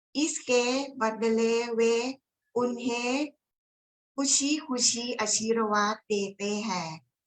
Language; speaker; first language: Hindi; non-native, learner; Thai